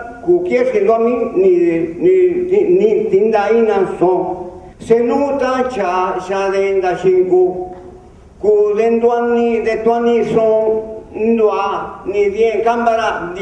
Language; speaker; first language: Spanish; non-native, local second language; Zapotec